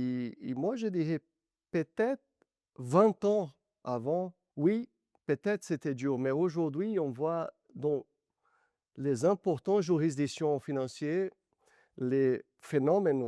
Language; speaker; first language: French; non-native, fluent; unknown